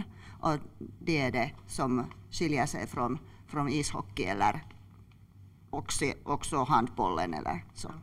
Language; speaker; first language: Swedish; non-native, local second language; Finnish